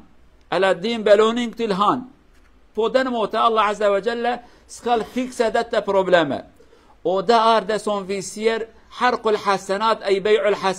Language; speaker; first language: Norwegian; non-native, learner; Kurdish